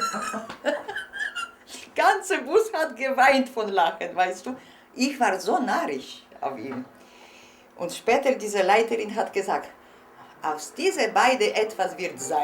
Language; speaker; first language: German; non-native, learner; Polish